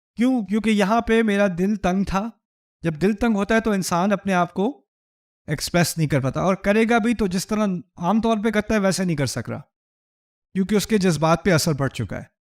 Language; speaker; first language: Urdu; early bilingual, heritage; Urdu